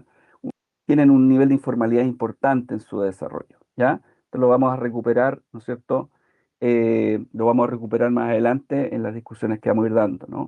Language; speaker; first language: Spanish; native; Spanish